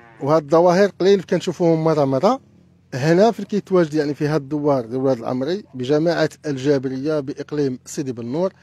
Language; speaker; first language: Arabic; native; Arabic